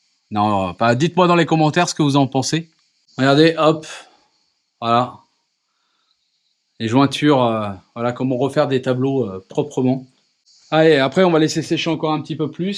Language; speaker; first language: French; native; French